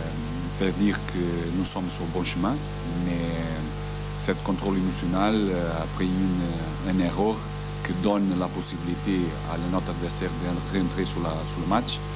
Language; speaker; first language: French; non-native, learner; Portuguese